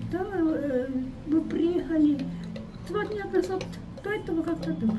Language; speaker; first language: Russian; non-native, fluent; Estonian